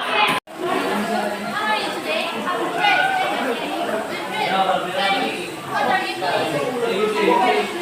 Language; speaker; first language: English; non-native, learner; Indonesian